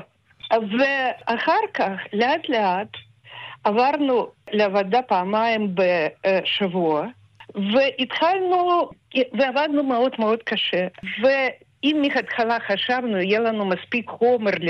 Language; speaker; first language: Hebrew; non-native, fluent; Russian